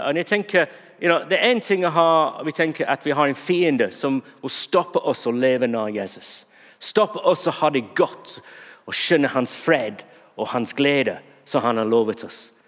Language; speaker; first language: Norwegian; non-native, fluent; English